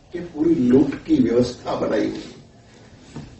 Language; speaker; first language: Hindi; non-native, local second language; Gujarati